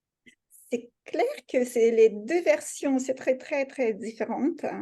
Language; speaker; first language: French; non-native, fluent; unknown